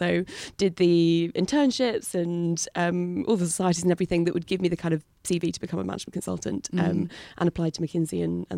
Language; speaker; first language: English; native; English